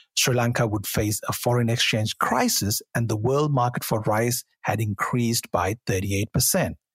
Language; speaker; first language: English; non-native, local second language; Sinhala